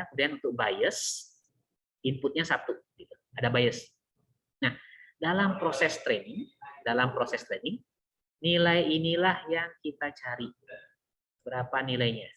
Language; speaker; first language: Indonesian; native; Indonesian